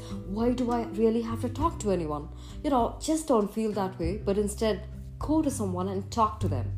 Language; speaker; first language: English; non-native, local second language; Tamil